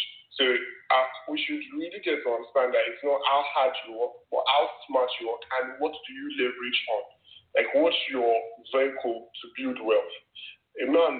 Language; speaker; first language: English; non-native, local second language; Yoruba